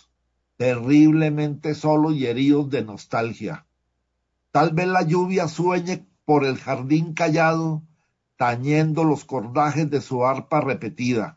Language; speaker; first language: Spanish; native; Spanish